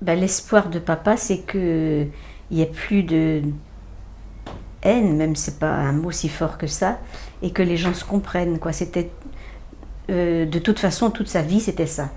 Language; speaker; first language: French; native; French